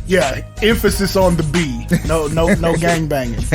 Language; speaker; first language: English; native; English